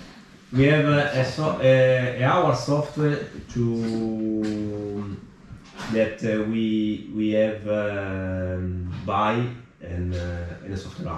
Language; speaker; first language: English; non-native, learner; Italian